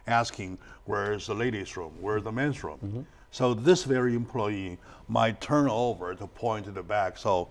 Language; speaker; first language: English; non-native, fluent; Chinese